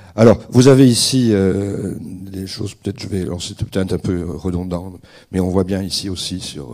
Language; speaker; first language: French; native; French